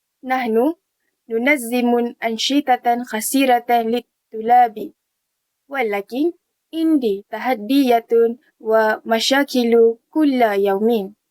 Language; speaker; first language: Arabic; non-native, learner; Malay